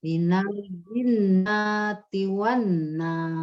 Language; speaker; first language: Arabic; non-native, learner; Indonesian